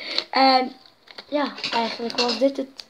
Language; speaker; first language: Dutch; non-native, local second language; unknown